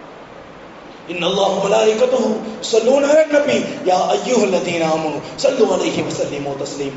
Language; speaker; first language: Tamil; native; Tamil